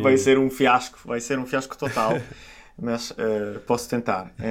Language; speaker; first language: Portuguese; non-native, fluent; Italian